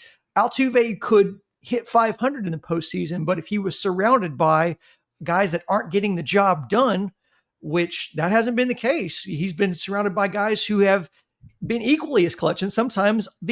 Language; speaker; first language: English; native; English